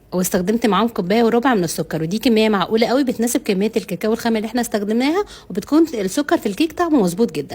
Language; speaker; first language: Arabic; native; Arabic